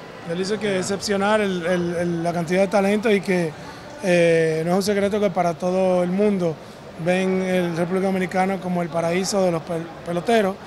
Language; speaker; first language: Spanish; native; Spanish